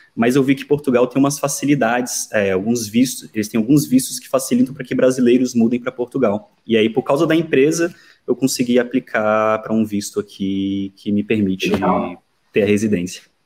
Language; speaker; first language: Portuguese; native; Portuguese